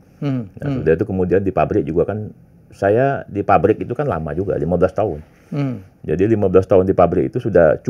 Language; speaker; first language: Indonesian; native; Indonesian